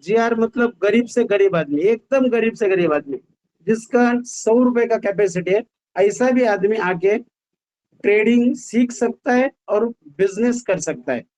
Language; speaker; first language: Hindi; non-native, local second language; Marathi